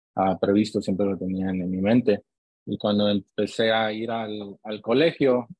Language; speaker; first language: Spanish; early bilingual, heritage; Spanish